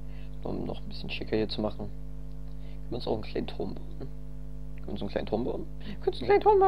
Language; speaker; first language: German; native; German